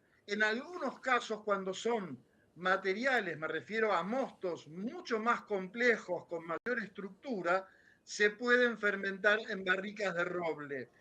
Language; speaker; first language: Spanish; native; Spanish